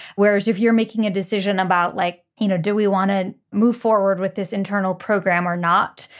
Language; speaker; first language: English; native; English